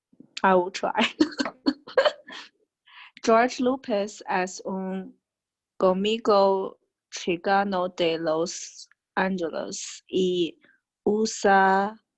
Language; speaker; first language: Spanish; non-native, learner; English